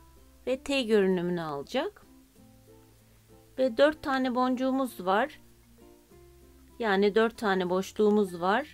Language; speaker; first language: Turkish; native; Turkish